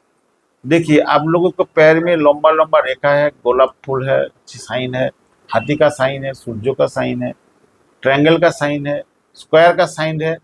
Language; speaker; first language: Hindi; non-native, local second language; Bangla